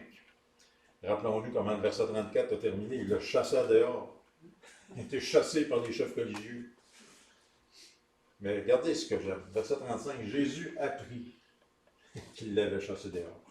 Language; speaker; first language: French; native; French